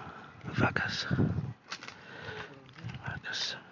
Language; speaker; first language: Spanish; non-native, learner; English